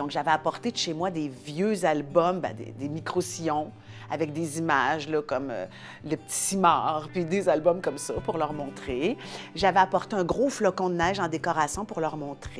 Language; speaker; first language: French; native; French